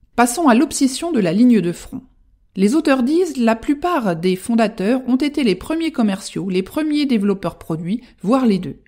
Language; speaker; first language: French; native; French